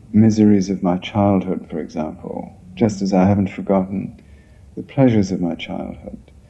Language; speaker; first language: English; native; English